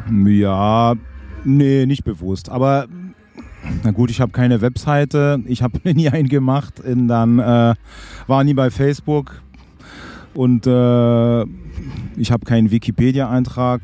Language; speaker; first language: German; non-native, local second language; French